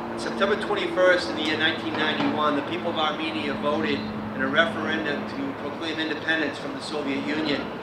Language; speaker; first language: English; native; English